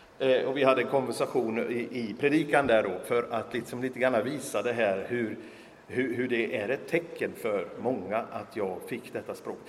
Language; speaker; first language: Swedish; native; Swedish